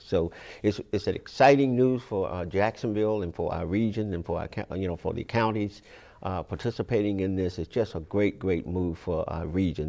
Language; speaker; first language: English; native; English